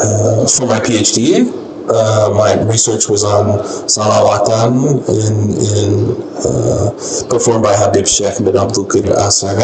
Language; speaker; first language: English; non-native, fluent; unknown